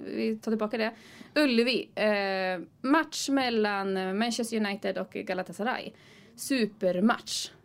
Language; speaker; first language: Swedish; native; Swedish